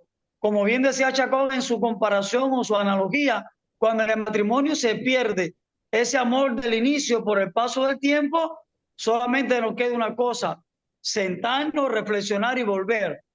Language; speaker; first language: Spanish; native; Spanish